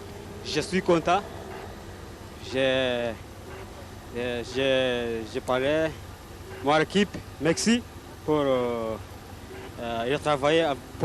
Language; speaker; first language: French; non-native, learner; Kinyarwanda